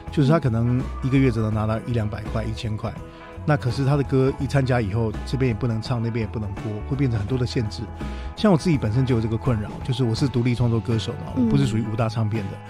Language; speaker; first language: Chinese; native; Chinese